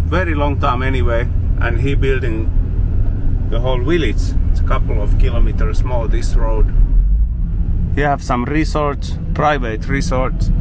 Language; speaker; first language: English; non-native, learner; Finnish